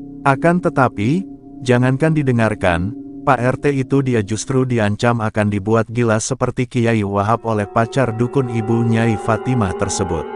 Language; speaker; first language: Indonesian; native; Indonesian